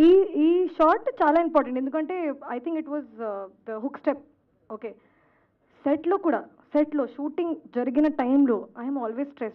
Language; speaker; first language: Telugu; non-native, local second language; Hindi